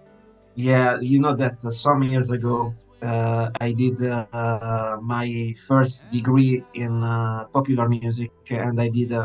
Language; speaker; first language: English; non-native, fluent; Italian